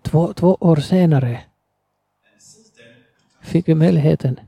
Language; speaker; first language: Swedish; non-native, fluent; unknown